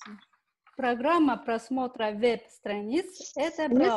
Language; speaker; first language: Russian; non-native, local second language; Kyrgyz